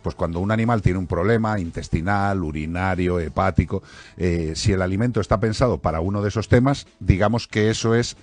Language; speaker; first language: Spanish; native; Spanish